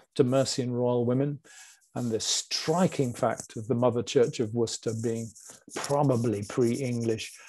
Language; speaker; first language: English; native; English